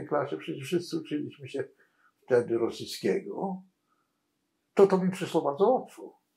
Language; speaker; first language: Polish; native; Polish